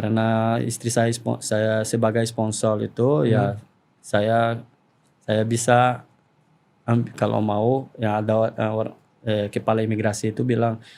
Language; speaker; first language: Indonesian; non-native, fluent; Portuguese